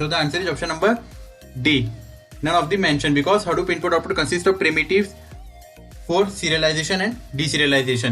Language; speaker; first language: English; non-native, local second language; Hindi